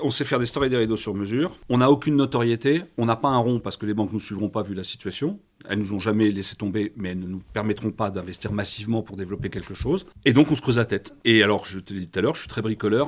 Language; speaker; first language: French; native; French